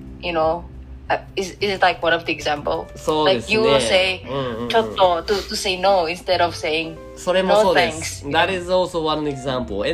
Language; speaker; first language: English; non-native, fluent; Indonesian